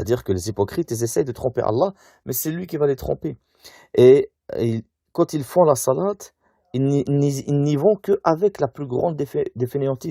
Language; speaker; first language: French; native; French